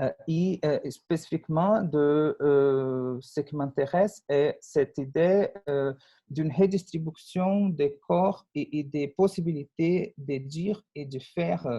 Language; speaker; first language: French; non-native, fluent; Portuguese